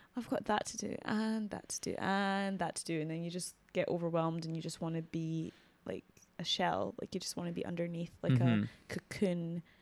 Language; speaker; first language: English; native; English